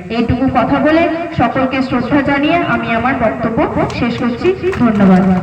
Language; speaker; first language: Bangla; non-native, local second language; Santali